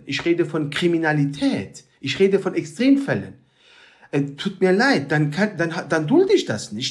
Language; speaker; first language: German; early bilingual, other home language; Turkish